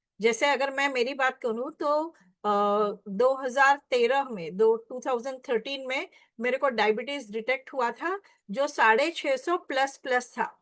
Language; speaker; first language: Hindi; non-native, local second language; Marathi